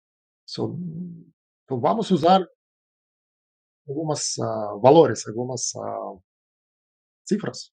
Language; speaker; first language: Portuguese; non-native, fluent; Russian